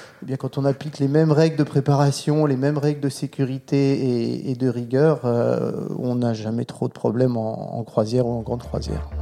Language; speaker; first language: French; native; French